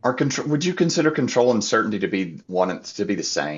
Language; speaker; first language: English; native; English